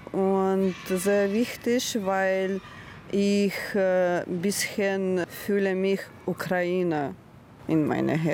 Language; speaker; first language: German; non-native, learner; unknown